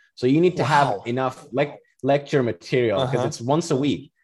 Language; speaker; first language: English; non-native, fluent; Turkish